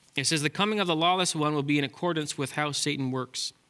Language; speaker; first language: English; native; English